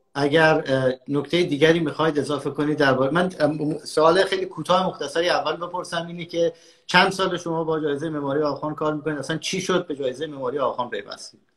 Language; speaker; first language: Persian; native; Persian